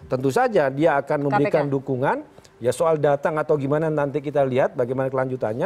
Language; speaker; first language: Indonesian; native; Indonesian